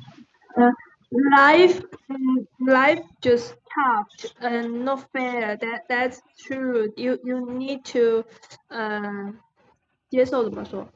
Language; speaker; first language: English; non-native, learner; Chinese